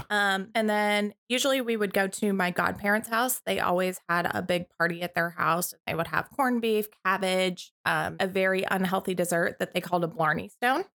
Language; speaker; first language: English; native; English